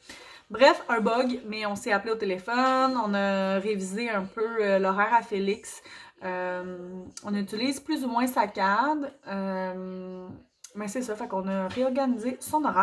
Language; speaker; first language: French; native; French